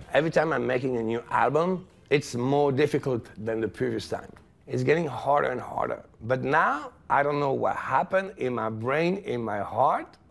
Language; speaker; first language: English; non-native, fluent; French